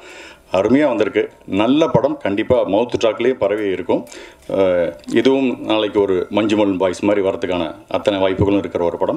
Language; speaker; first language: Tamil; native; Tamil